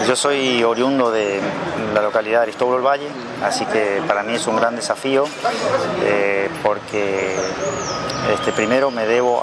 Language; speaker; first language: Spanish; native; Spanish